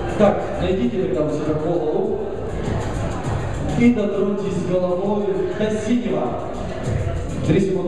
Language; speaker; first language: Russian; native; Russian